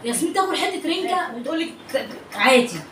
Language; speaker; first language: Arabic; native; Arabic